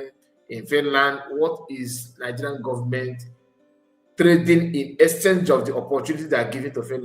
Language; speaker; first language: English; non-native, local second language; Igbo